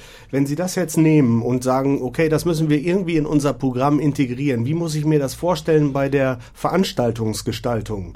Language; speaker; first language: German; native; German